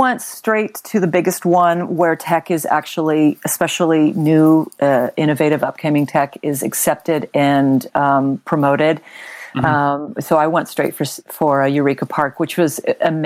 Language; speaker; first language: English; native; English